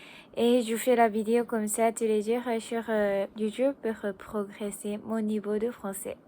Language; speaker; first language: French; non-native, learner; Japanese